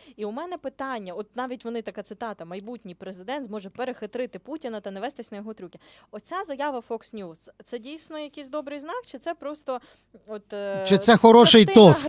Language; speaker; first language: Ukrainian; native; Ukrainian